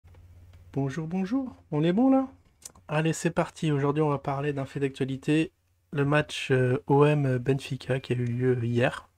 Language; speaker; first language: French; native; French